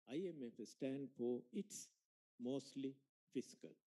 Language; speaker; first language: English; non-native, local second language; Sinhala